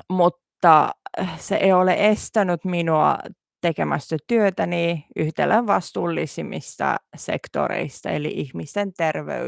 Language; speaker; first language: Finnish; non-native, learner; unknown